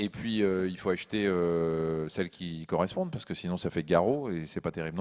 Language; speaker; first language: French; native; French